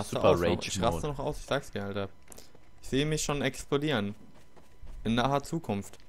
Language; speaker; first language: German; native; German